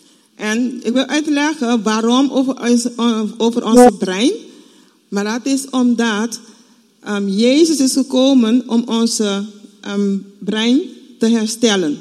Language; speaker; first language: Dutch; non-native, fluent; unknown